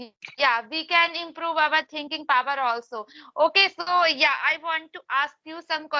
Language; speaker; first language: English; non-native, learner; Hindi